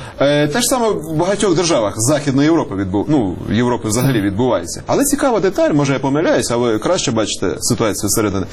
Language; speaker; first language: Ukrainian; native; Ukrainian